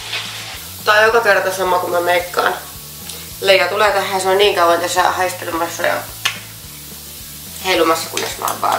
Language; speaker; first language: Finnish; native; Finnish